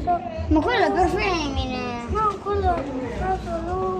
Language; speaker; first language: Italian; early bilingual, other home language; Filipino